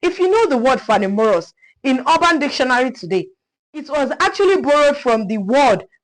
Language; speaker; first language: English; non-native, local second language; Yoruba